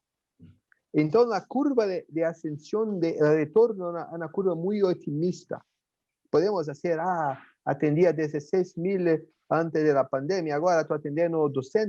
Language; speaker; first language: Spanish; non-native, fluent; Portuguese